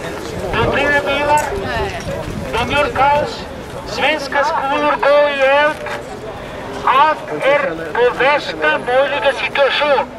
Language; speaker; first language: Swedish; non-native, fluent; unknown